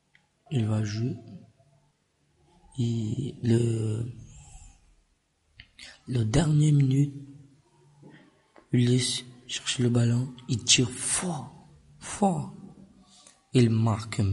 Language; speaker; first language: French; non-native, learner; Portuguese